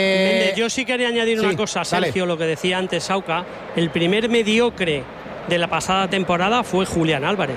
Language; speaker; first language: Spanish; native; Spanish